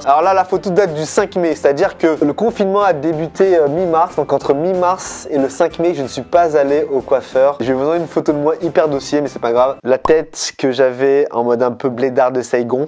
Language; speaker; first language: French; native; French